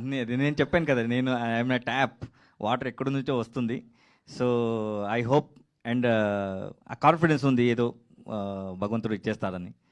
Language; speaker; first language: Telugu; non-native, learner; Kannada